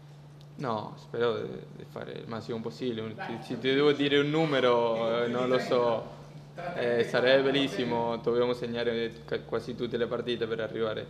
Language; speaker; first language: Italian; non-native, fluent; Spanish